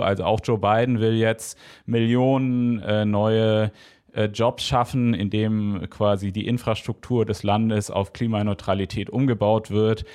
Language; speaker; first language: German; native; German